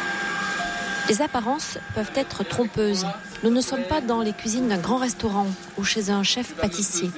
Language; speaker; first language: French; native; French